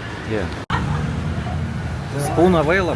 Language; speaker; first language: English; non-native, learner; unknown